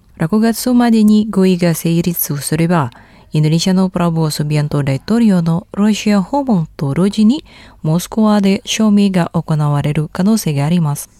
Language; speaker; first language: Japanese; non-native, fluent; Indonesian